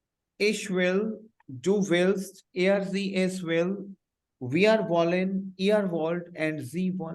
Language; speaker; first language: German; non-native, fluent; Hindi